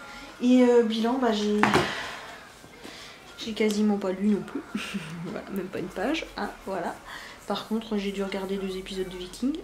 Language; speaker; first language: French; native; French